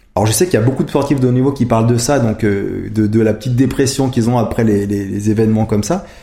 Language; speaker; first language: French; native; French